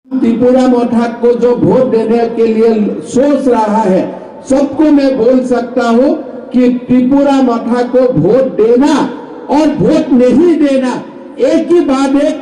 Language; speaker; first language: Hindi; non-native, local second language; Assamese